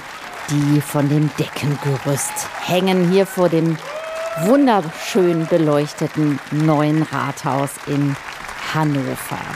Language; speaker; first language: German; native; German